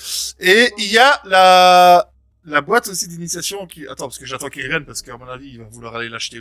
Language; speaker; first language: French; native; French